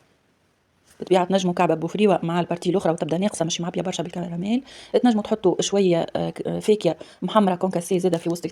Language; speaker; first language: Arabic; native; Arabic